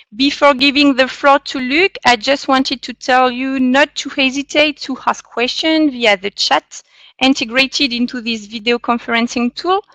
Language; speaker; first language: English; non-native, fluent; French